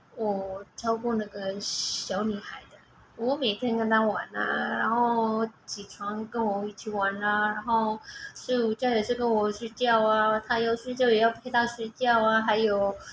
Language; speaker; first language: Chinese; non-native, learner; Indonesian